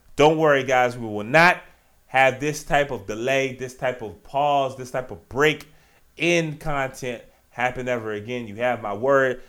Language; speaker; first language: English; native; English